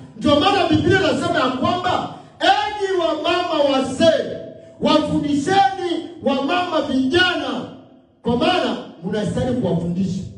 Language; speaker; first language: Swahili; native; Swahili